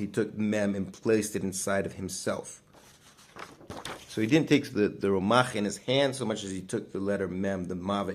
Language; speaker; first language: English; native; English